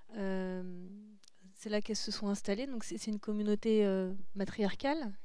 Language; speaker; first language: French; native; French